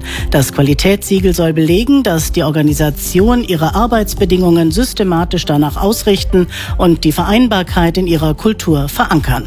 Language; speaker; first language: German; native; German